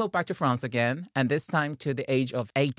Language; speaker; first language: English; non-native, fluent; Chinese